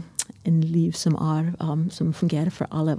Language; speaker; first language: Swedish; non-native, fluent; English